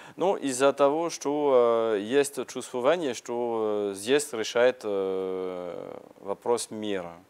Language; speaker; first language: Russian; non-native, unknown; French